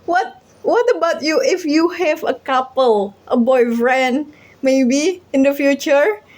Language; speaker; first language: English; non-native, learner; Indonesian